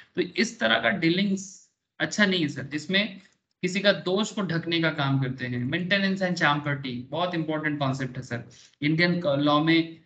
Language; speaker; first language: Hindi; non-native, local second language; Bangla